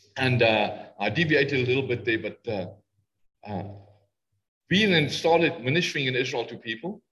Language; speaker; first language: English; non-native, local second language; Afrikaans